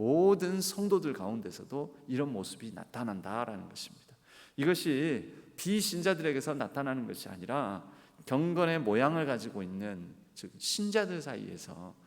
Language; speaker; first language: Korean; native; Korean